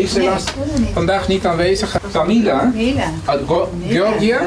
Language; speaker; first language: Dutch; non-native, fluent; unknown